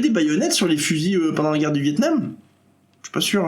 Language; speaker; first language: French; native; French